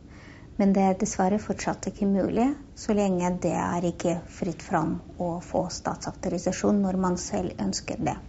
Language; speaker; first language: Norwegian; non-native, fluent; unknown